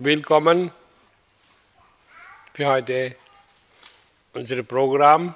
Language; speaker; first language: German; non-native, learner; Hindi